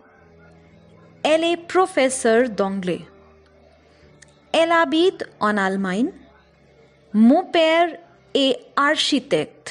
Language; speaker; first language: French; non-native, fluent; Hindi